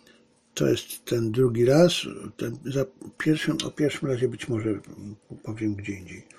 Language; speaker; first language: Polish; native; Polish